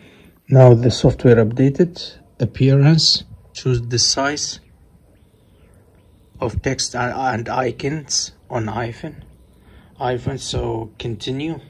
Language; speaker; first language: English; non-native, fluent; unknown